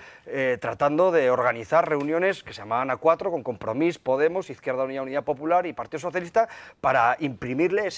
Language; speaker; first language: Spanish; native; Spanish